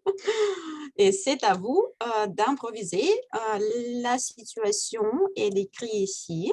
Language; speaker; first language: French; non-native, fluent; Russian